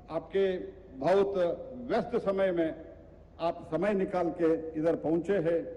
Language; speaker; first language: Hindi; non-native, local second language; Kannada